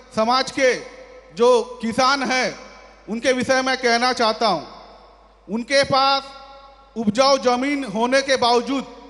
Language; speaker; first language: Hindi; native; Hindi